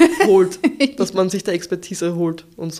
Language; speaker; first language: German; native; German